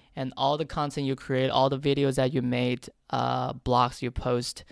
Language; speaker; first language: English; non-native, fluent; Chinese